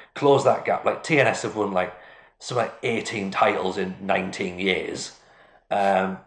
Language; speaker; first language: English; native; English